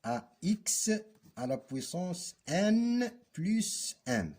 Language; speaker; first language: French; non-native, local second language; Arabic